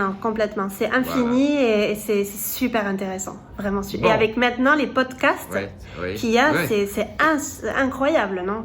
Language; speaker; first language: French; native; French